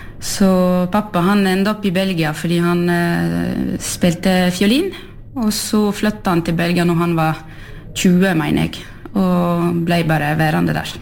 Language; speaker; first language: Norwegian; early bilingual, heritage; French